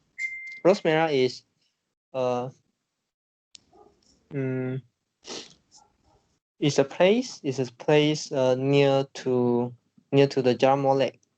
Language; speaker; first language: English; non-native, learner; Chinese